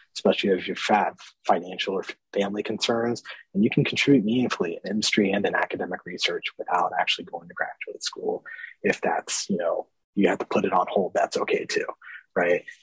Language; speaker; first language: English; native; English